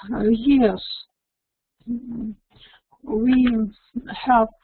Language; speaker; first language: English; non-native, learner; Russian